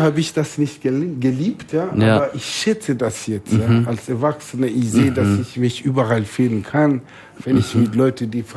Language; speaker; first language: German; non-native, fluent; Swahili